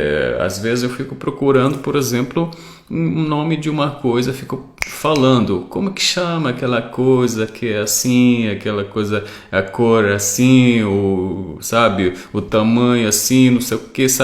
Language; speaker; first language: Portuguese; non-native, fluent; Arabic